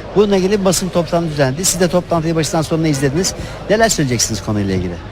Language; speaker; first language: Turkish; native; Turkish